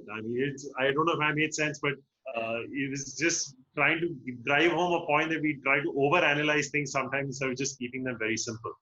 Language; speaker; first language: English; non-native, local second language; Hindi